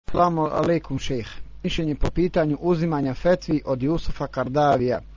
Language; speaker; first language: Bosnian; non-native, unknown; Arabic